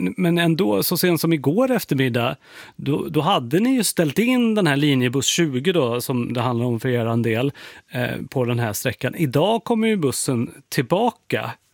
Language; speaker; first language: Swedish; native; Swedish